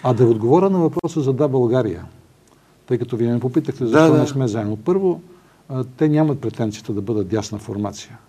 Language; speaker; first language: Bulgarian; native; Bulgarian